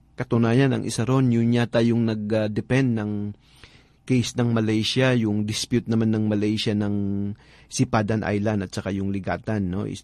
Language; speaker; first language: Filipino; non-native, local second language; Tausug